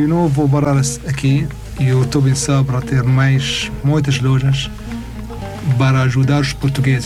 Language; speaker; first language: Portuguese; non-native, learner; Arabic